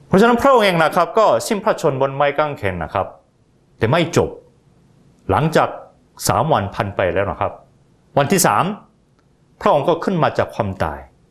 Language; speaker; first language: Thai; non-native, fluent; Korean